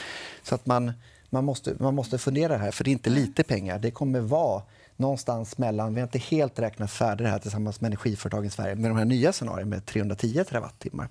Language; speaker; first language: Swedish; native; Swedish